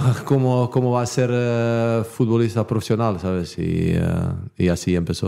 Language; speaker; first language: Spanish; non-native, learner; Bosnian